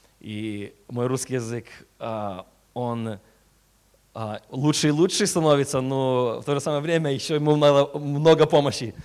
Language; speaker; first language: Russian; early bilingual, heritage; Russian